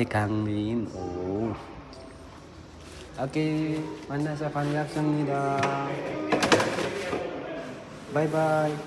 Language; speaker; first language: Korean; non-native, learner; Nepali